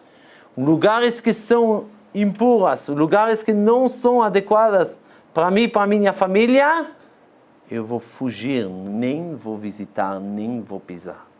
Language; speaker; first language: Portuguese; non-native, fluent; Hebrew